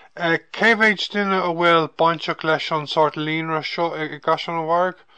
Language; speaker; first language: Irish; non-native, local second language; English